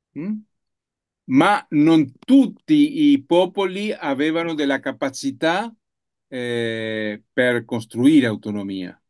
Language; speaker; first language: Italian; non-native, learner; Spanish